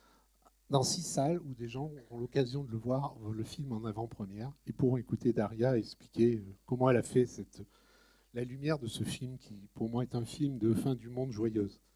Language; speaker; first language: French; native; French